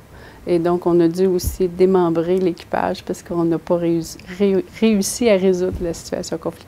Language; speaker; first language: French; native; French